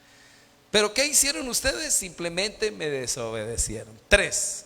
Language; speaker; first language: Spanish; native; Spanish